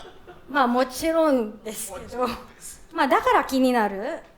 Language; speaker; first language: Japanese; non-native, learner; English